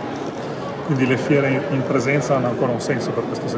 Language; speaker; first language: Italian; native; Italian